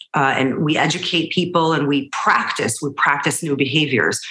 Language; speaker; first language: English; early bilingual, other home language; Hebrew